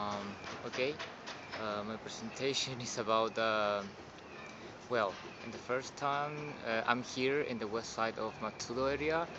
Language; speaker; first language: English; non-native, learner; Spanish